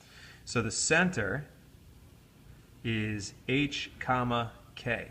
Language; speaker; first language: English; native; English